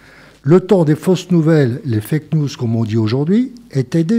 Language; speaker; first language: French; native; French